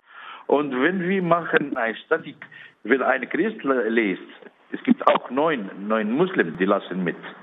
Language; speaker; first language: German; non-native, learner; Arabic